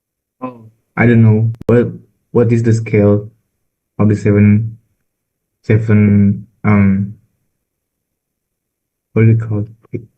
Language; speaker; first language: English; non-native, learner; Indonesian